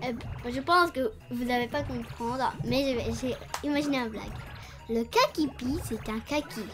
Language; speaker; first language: French; non-native, learner; Japanese